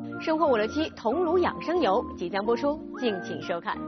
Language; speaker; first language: Chinese; native; Chinese